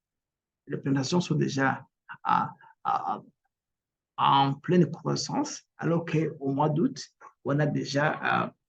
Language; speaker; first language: French; non-native, local second language; Kinyarwanda